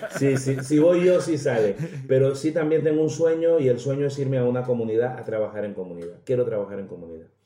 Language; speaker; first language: Spanish; native; Spanish